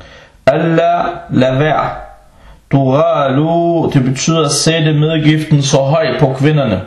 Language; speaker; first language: Danish; non-native, local second language; Arabic